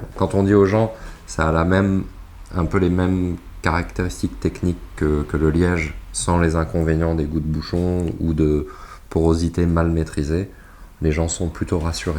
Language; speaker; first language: French; native; French